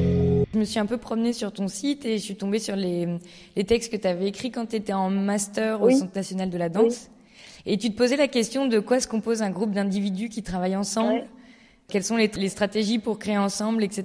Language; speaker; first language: French; native; French